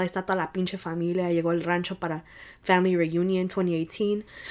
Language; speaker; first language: Spanish; early bilingual, heritage; Spanish